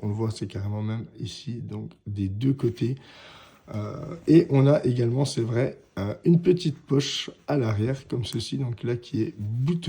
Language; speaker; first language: French; native; French